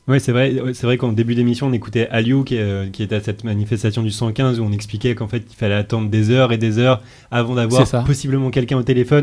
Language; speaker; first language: French; native; French